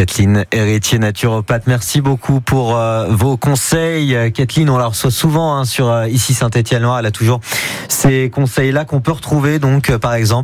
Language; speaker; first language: French; native; French